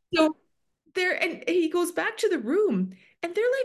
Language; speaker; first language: English; native; English